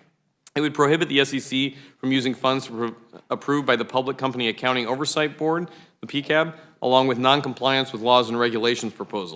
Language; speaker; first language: English; native; English